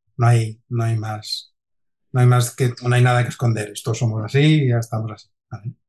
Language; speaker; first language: Spanish; non-native, local second language; Catalan